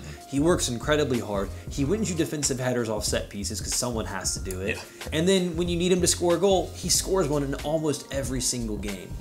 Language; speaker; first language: English; native; English